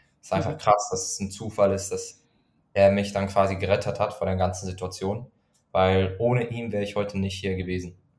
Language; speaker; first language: German; non-native, fluent; Persian